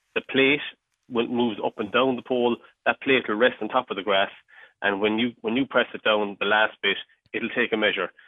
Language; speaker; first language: English; native; English